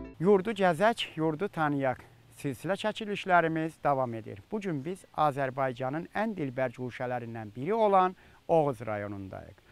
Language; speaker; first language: Azerbaijani; native; Azerbaijani